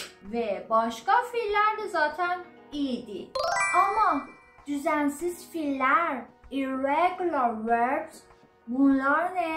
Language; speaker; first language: Turkish; non-native, fluent; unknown